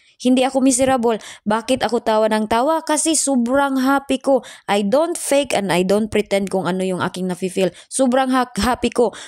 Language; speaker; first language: Filipino; non-native, local second language; Cebuano